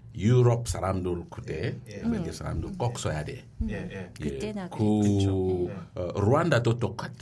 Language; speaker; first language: Korean; non-native, learner; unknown